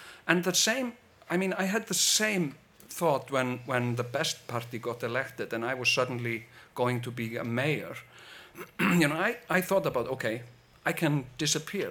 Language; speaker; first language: English; non-native, fluent; Icelandic